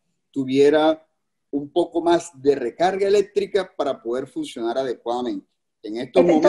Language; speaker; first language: Spanish; native; Spanish